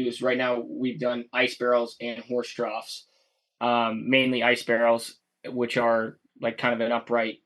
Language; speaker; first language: English; native; English